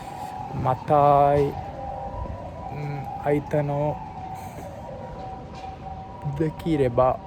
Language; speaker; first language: Japanese; non-native, learner; Sinhala